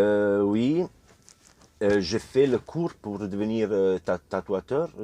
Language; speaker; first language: French; non-native, learner; Italian